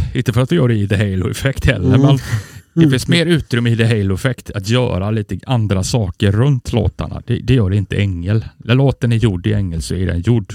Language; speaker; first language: Swedish; native; Swedish